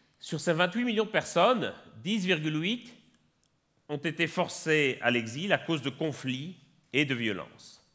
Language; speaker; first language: French; native; French